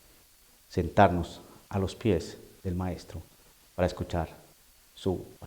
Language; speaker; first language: Spanish; native; Spanish